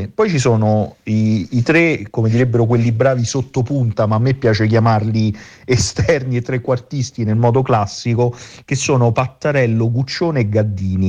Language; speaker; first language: Italian; native; Italian